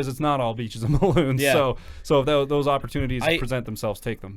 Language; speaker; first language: English; native; English